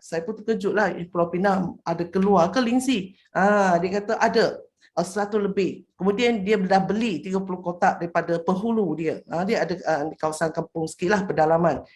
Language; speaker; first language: Malay; non-native, local second language; Chinese